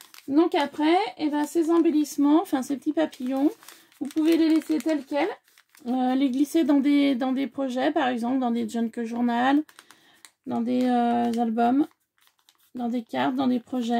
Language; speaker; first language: French; native; French